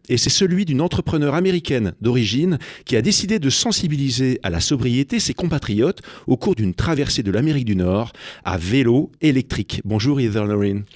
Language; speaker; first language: French; native; French